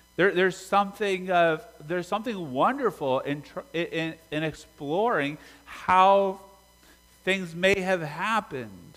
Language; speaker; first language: English; native; English